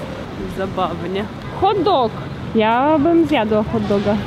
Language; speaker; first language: Polish; non-native, fluent; Russian